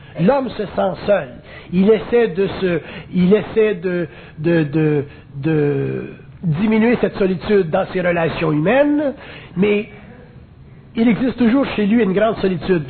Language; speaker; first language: French; native; French